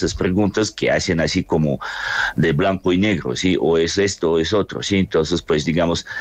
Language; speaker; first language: Spanish; non-native, fluent; Russian